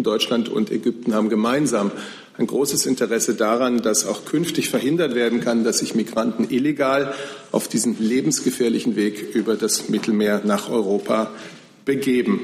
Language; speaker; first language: German; native; German